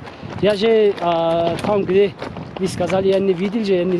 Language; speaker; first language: Russian; non-native, learner; Tajik